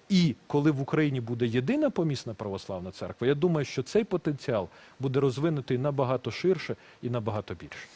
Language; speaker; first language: Ukrainian; non-native, local second language; Russian